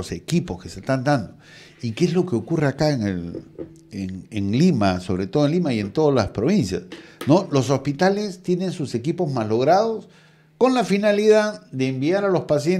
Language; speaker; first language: Spanish; native; Spanish